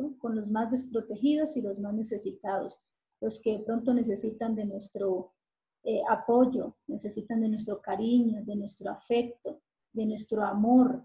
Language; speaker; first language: Spanish; native; Spanish